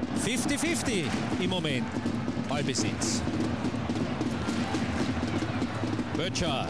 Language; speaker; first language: German; native; German